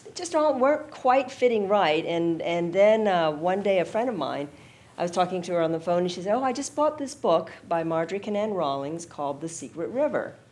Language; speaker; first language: English; native; English